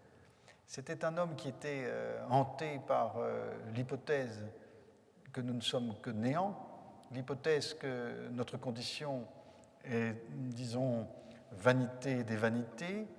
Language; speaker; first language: French; native; French